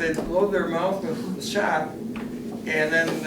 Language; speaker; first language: English; native; English